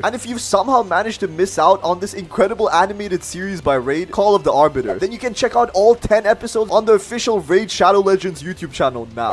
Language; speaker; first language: English; native; English